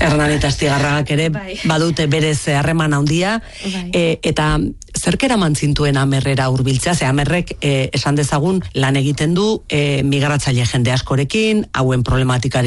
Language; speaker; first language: Basque; native; Basque